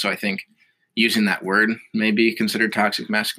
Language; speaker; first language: English; native; English